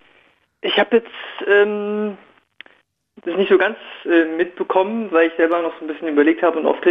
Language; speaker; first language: German; native; German